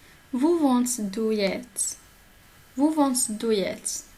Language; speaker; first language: German; non-native, fluent; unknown